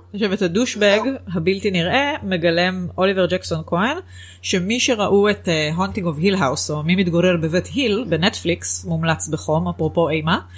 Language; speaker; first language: Hebrew; native; Hebrew